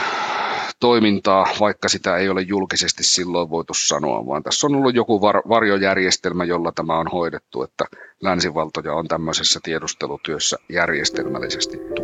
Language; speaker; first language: Finnish; native; Finnish